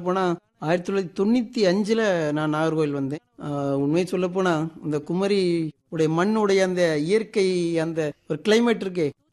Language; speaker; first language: Tamil; native; Tamil